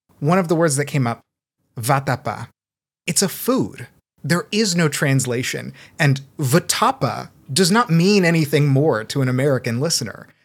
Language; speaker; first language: English; early bilingual, other home language; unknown